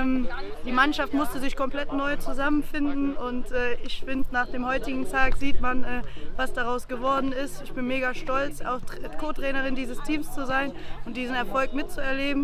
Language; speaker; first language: German; native; German